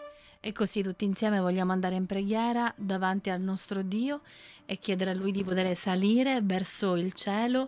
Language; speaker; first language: Italian; native; Italian